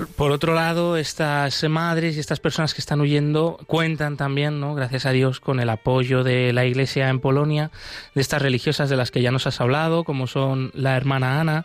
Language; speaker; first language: Spanish; native; Spanish